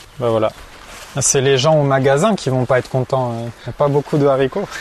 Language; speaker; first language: French; native; French